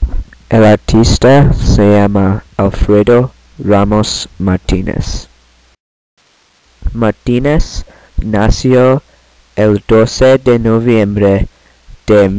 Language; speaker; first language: Spanish; non-native, learner; English